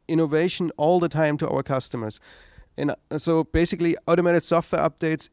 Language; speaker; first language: English; non-native, fluent; German